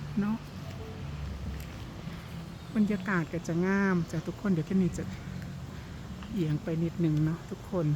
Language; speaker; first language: Thai; non-native, local second language; Northeastern Thai